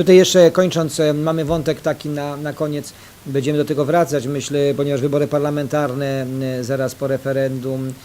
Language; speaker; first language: Polish; native; Polish